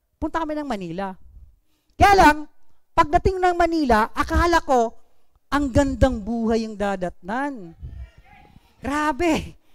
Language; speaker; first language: Filipino; non-native, local second language; Bikol